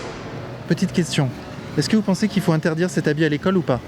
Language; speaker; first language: French; native; French